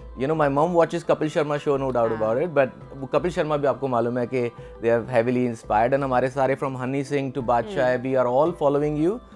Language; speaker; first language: Hindi; non-native, local second language; Punjabi